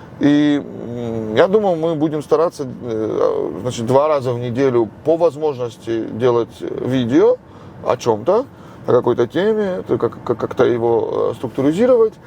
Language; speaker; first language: Russian; non-native, local second language; Georgian